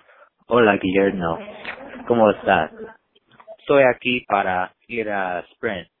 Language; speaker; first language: Spanish; non-native, learner; English